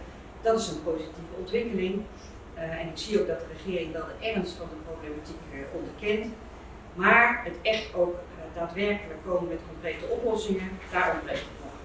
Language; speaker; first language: Dutch; non-native, local second language; Papiamento